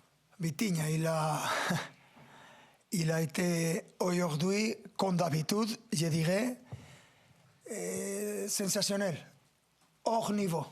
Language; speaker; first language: French; non-native, fluent; Spanish